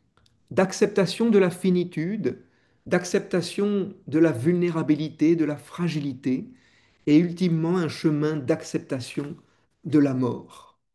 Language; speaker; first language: French; native; French